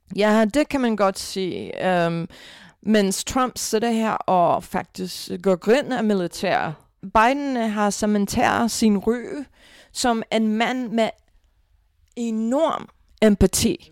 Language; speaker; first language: Danish; non-native, fluent; English